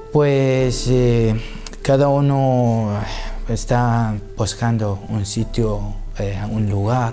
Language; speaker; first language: Spanish; non-native, learner; Assyrian Neo-Aramaic